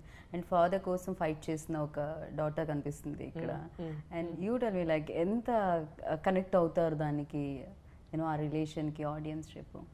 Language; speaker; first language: Telugu; native; Telugu